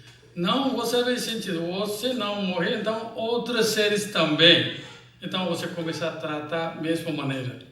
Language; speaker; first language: Portuguese; non-native, fluent; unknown